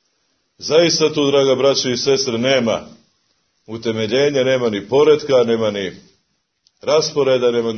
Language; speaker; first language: Croatian; native; Croatian